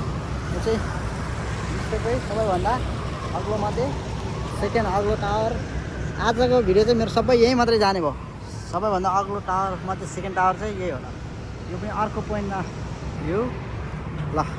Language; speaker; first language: Nepali; native; Nepali